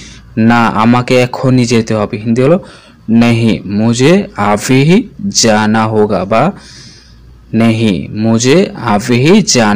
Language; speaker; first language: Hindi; non-native, learner; Bangla